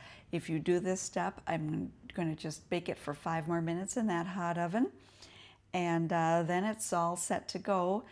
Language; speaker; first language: English; native; English